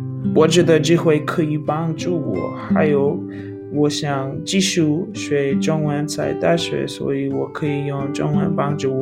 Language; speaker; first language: Chinese; non-native, learner; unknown